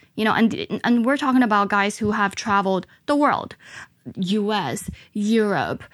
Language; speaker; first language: English; non-native, local second language; Chinese